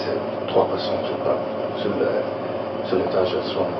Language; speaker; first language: French; non-native, learner; Italian